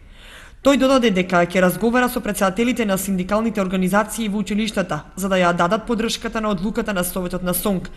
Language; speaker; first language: Macedonian; native; Macedonian